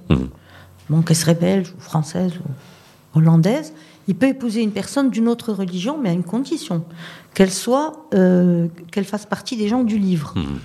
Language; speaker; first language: French; non-native, local second language; Arabic